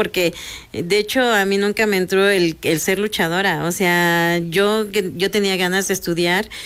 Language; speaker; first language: Spanish; native; Spanish